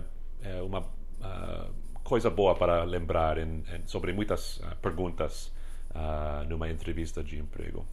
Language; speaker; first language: Portuguese; non-native, fluent; English